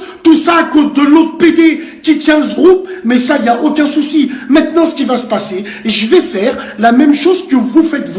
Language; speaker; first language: French; native; French